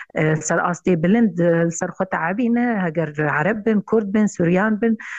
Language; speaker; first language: Kurdish; native; Kurdish